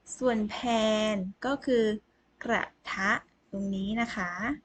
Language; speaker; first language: Thai; native; Thai